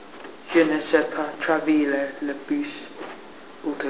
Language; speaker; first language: French; non-native, learner; English